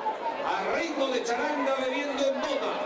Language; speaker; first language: Spanish; native; Spanish